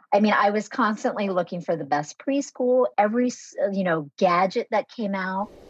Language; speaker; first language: English; early bilingual, other home language; Vietnamese